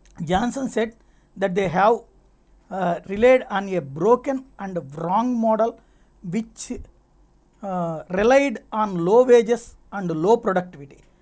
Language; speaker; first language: English; non-native, local second language; Telugu